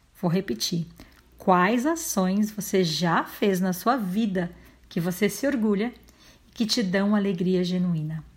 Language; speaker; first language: Portuguese; native; Portuguese